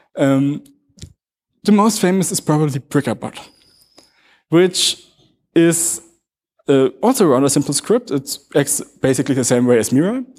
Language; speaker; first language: English; non-native, fluent; German